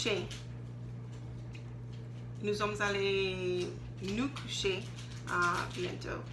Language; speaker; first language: French; non-native, learner; English